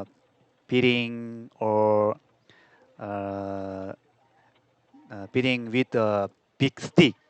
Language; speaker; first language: English; non-native, learner; Korean